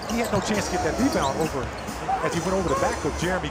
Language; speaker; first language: English; native; English